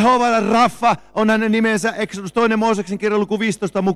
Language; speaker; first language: Finnish; native; Finnish